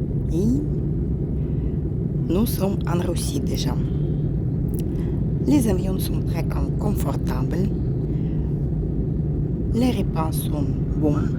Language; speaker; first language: French; non-native, fluent; Russian